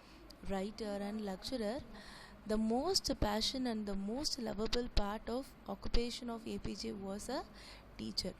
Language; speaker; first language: English; non-native, local second language; Tamil